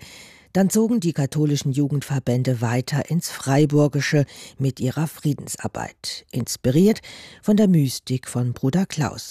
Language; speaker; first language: German; native; German